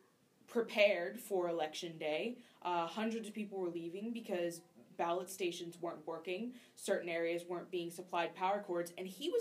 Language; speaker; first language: English; native; English